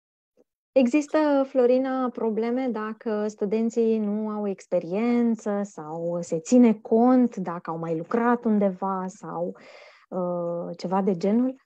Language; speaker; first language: Romanian; native; Romanian